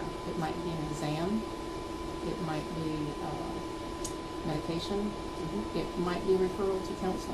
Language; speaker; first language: English; native; English